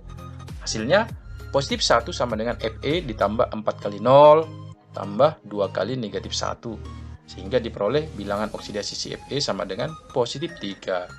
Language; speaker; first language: Indonesian; native; Indonesian